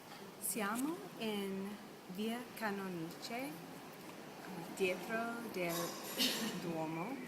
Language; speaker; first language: Italian; non-native, learner; English